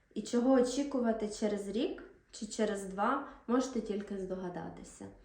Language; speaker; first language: Ukrainian; native; Ukrainian